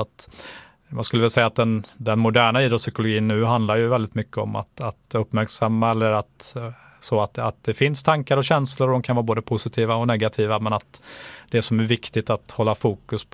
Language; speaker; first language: Swedish; native; Swedish